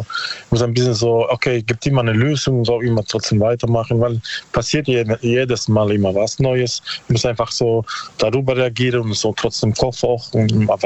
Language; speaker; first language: German; non-native, learner; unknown